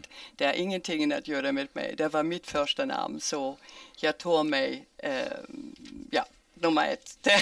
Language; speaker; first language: Swedish; non-native, fluent; German